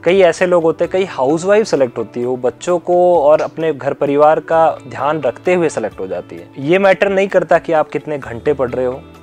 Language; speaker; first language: Hindi; native; Hindi